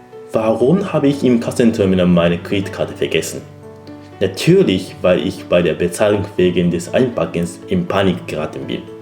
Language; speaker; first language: German; non-native, fluent; Japanese